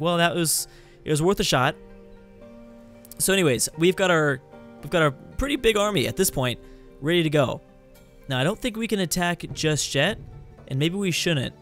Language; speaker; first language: English; native; English